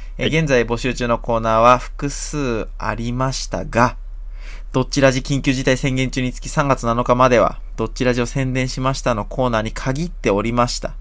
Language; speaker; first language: Japanese; native; Japanese